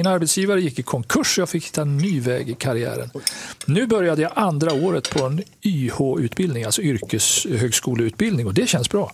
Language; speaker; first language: Swedish; native; Swedish